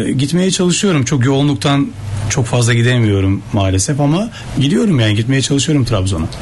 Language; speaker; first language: Turkish; early bilingual, heritage; Turkish